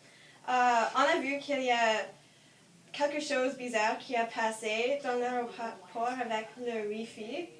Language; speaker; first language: French; non-native, learner; English